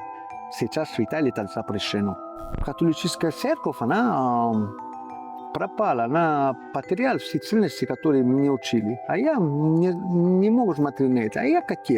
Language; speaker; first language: Russian; non-native, learner; Italian